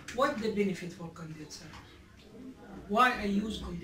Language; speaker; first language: English; non-native, learner; Arabic